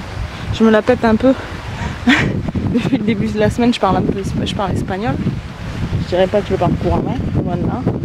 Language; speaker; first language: French; native; French